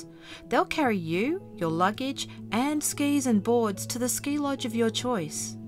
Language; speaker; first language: English; native; English